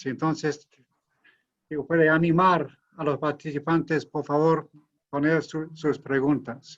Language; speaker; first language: Spanish; non-native, fluent; English